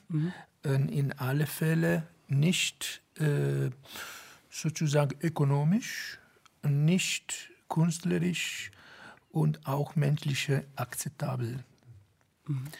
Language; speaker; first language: German; non-native, fluent; Italian